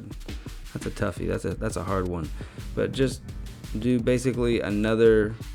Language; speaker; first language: English; native; English